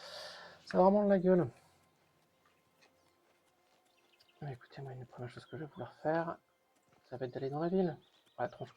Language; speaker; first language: French; native; French